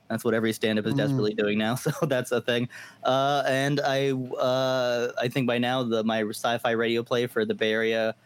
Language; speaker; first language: English; early bilingual, other home language; Hindi